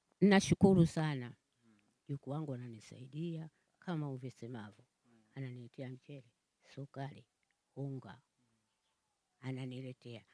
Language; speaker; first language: Swahili; native; Swahili